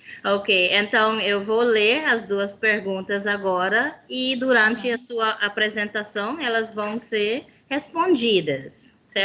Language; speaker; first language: Portuguese; non-native, fluent; English